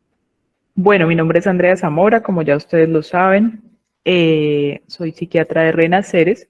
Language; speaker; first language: Spanish; native; Spanish